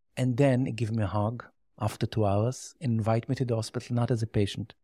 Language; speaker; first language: English; non-native, learner; Yiddish